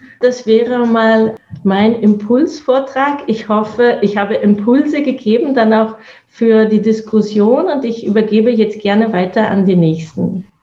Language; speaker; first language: German; native; German